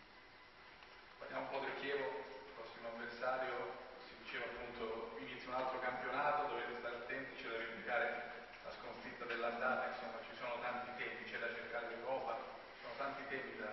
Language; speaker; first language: Italian; native; Italian